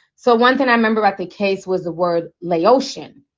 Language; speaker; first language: English; native; English